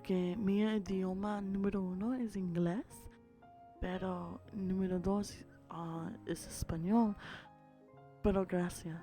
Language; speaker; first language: Spanish; early bilingual, heritage; English